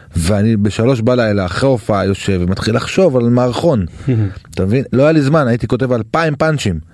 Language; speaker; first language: Hebrew; native; Hebrew